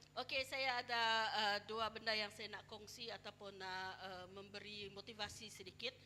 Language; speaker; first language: Malay; non-native, local second language; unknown